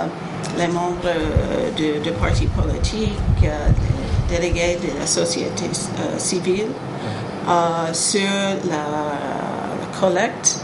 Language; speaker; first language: French; non-native, learner; English